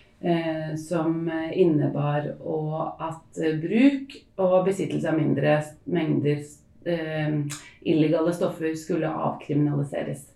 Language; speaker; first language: Norwegian; native; Norwegian